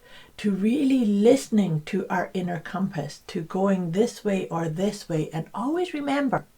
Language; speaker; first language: English; native; English